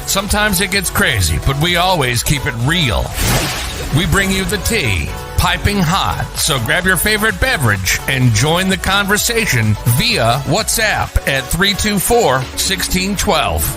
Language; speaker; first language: English; native; English